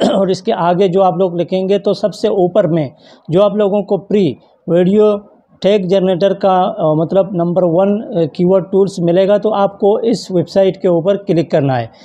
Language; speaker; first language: Urdu; native; Urdu